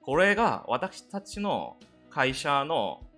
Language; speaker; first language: Japanese; non-native, learner; Korean